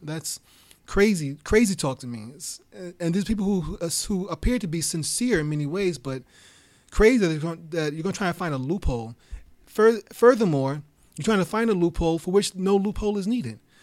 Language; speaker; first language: English; native; English